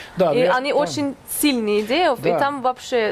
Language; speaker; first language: Russian; non-native, fluent; Norwegian